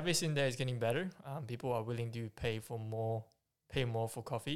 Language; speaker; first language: English; non-native, local second language; Chinese